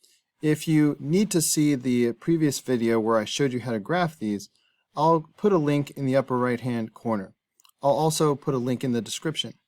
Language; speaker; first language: English; native; English